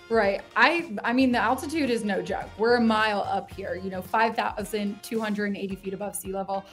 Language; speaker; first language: English; native; English